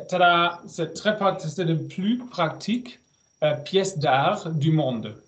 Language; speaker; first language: French; non-native, learner; German